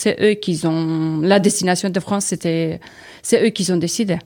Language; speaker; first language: French; non-native, learner; Serbian